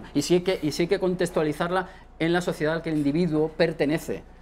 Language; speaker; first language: Spanish; native; Spanish